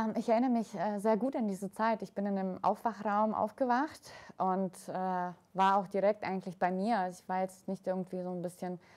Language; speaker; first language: German; early bilingual, other home language; Russian